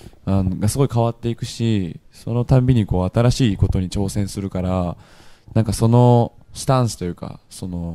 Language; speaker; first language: Japanese; native; Japanese